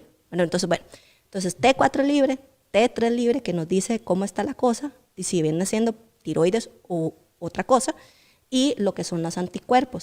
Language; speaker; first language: Spanish; native; Spanish